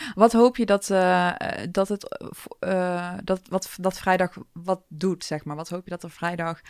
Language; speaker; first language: Dutch; early bilingual, other home language; Turkish